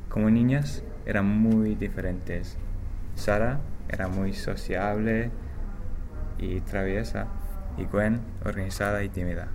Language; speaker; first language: Spanish; non-native, learner; English